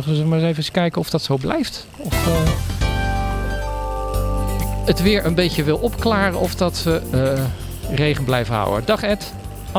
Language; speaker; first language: Dutch; native; Dutch